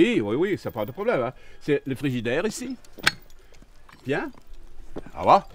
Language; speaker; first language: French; non-native, learner; Dutch